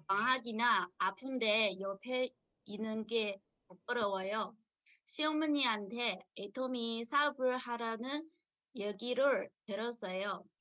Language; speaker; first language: Korean; non-native, learner; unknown